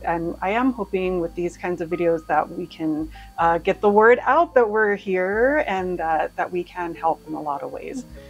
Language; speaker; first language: English; native; English